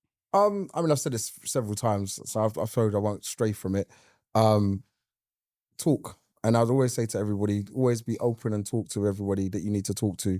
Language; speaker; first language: English; native; English